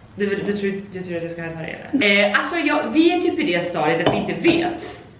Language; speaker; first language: Swedish; early bilingual, other home language; Serbian